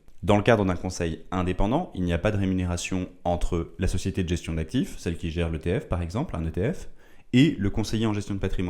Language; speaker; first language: French; native; French